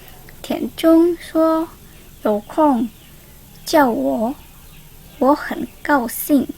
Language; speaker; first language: Chinese; non-native, learner; Indonesian